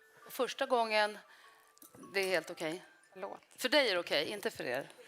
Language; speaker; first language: Swedish; native; Swedish